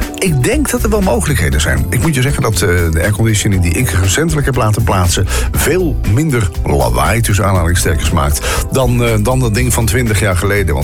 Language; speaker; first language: Dutch; native; Dutch